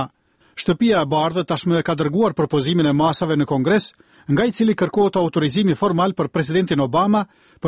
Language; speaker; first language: Albanian; native; Albanian